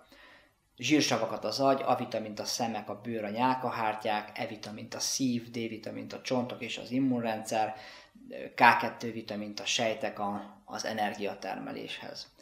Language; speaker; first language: Hungarian; native; Hungarian